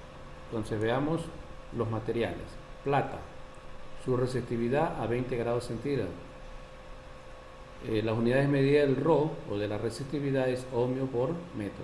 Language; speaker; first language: Spanish; native; Spanish